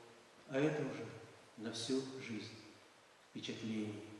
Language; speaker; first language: Russian; native; Russian